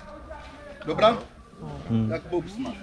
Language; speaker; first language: Polish; non-native, learner; Swahili